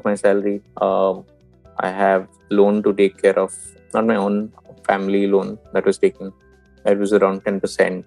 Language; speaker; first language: English; non-native, local second language; Odia